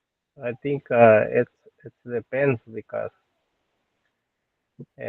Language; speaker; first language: English; non-native, learner; Spanish